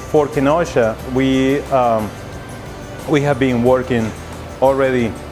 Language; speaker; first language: English; non-native, fluent; Spanish